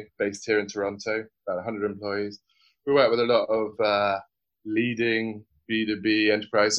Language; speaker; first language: English; native; English